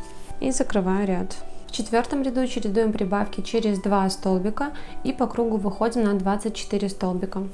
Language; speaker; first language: Russian; native; Russian